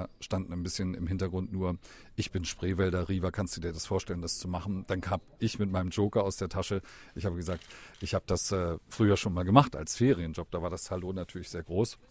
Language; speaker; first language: German; native; German